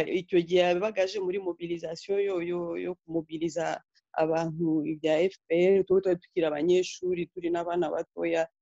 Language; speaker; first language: Kinyarwanda; early bilingual, heritage; Kinyarwanda